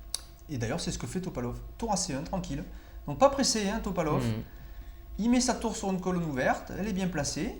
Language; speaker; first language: French; native; French